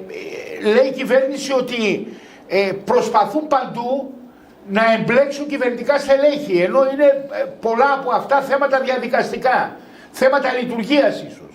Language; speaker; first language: Greek; native; Greek